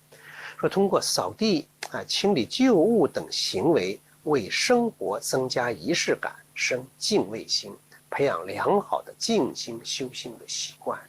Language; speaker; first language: Chinese; native; Chinese